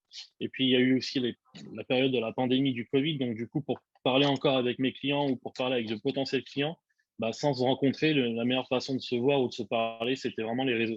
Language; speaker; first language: French; native; French